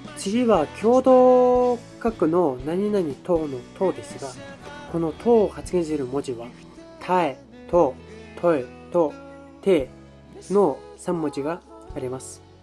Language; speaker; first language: Japanese; non-native, fluent; Mongolian